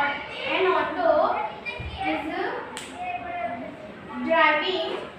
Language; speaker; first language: English; non-native, learner; Hindi